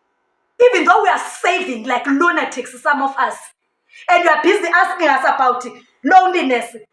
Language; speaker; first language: English; non-native, local second language; Xhosa